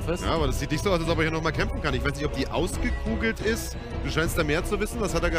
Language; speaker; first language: German; native; German